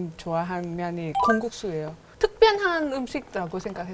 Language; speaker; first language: Korean; non-native, fluent; Vietnamese